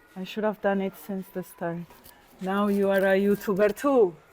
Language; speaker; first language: English; non-native, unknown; Georgian